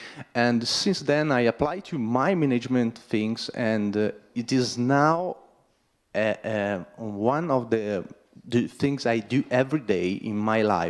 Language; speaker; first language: English; non-native, fluent; Italian